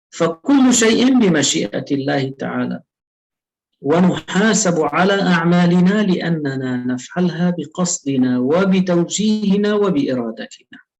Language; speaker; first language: Arabic; native; Arabic